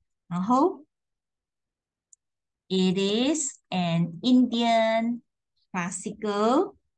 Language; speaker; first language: English; non-native, local second language; Chinese